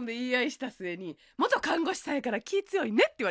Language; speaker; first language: Japanese; native; Japanese